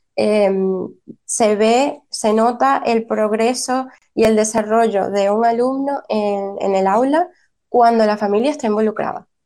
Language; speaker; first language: Spanish; native; Spanish